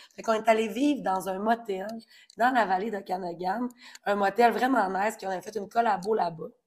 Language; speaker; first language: French; native; French